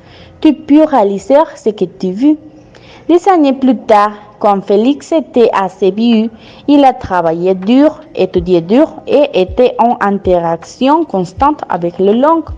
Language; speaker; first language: French; non-native, learner; Spanish